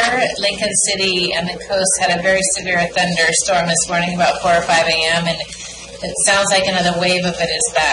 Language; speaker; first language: English; native; English